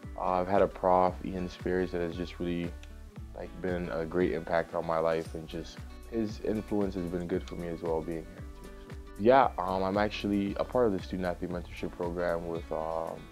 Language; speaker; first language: English; native; English